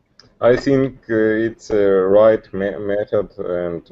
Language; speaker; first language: English; non-native, learner; Russian